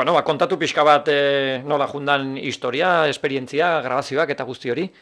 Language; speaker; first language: Basque; native; Basque